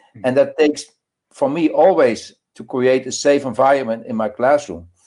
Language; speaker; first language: English; non-native, learner; Dutch